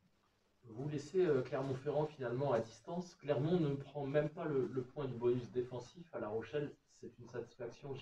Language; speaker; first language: French; native; French